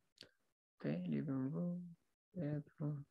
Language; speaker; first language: English; non-native, learner; Spanish